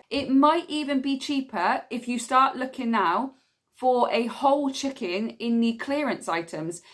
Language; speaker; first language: English; native; English